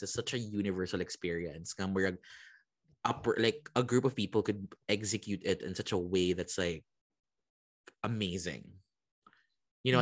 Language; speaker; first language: English; non-native, local second language; Cebuano